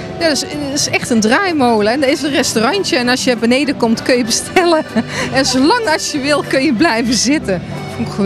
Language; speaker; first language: Dutch; native; Dutch